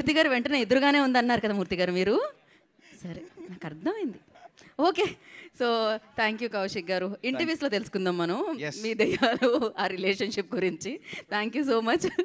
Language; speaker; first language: Telugu; native; Telugu